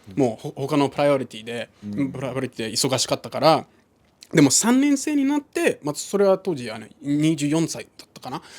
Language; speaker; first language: Japanese; non-native, fluent; English